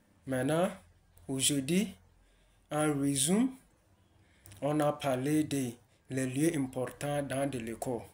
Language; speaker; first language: French; non-native, learner; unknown